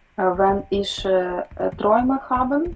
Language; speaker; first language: German; non-native, learner; Ukrainian